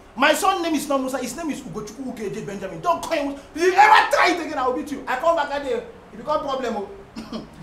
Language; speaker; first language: Nigerian Pidgin; non-native, local second language; Hausa